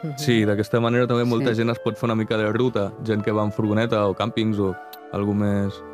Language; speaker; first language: Catalan; non-native, local second language; Spanish